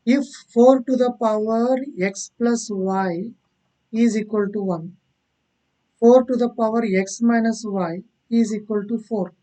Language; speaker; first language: English; non-native, local second language; Kannada